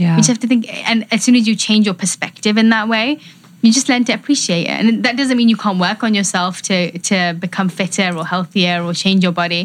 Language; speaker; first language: English; native; English